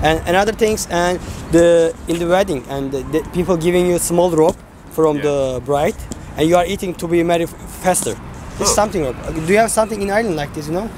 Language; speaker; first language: English; non-native, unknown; Turkish